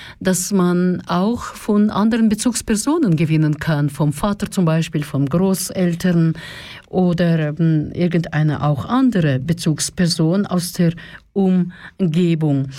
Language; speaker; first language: German; non-native, fluent; Russian